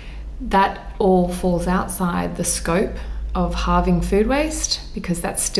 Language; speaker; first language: English; native; English